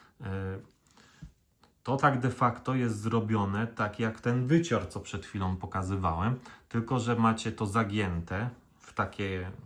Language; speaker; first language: Polish; native; Polish